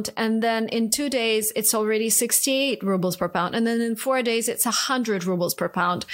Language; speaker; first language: English; non-native, fluent; Russian